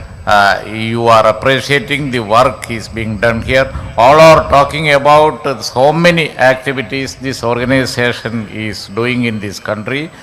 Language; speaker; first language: English; non-native, local second language; Malayalam